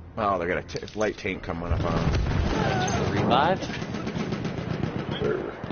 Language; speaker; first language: English; native; English